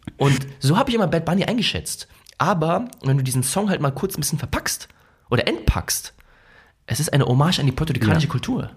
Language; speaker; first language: German; early bilingual, other home language; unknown